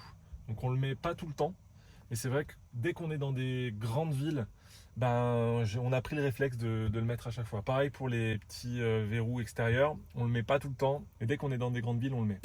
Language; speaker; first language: French; native; French